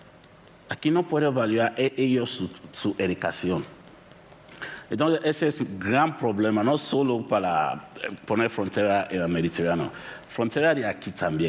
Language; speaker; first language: Spanish; non-native, learner; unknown